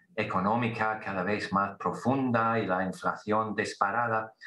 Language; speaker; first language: Spanish; non-native, fluent; English